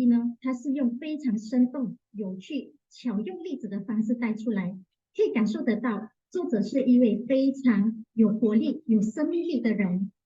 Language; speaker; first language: Chinese; native; Chinese